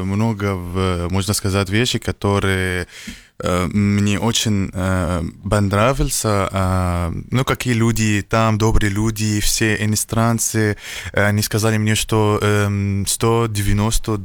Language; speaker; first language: Russian; non-native, learner; Arabic